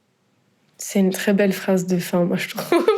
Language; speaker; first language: French; native; French